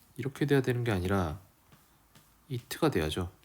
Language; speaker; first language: Korean; native; Korean